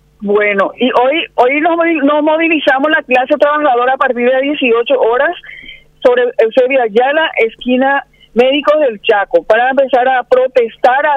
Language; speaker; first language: Spanish; native; Spanish